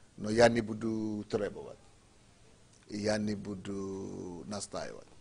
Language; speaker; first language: Russian; non-native, fluent; Yoruba